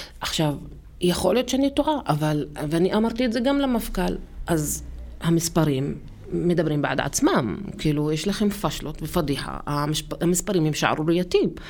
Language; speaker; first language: Hebrew; non-native, local second language; Arabic